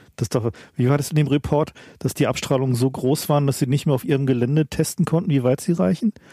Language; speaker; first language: German; native; German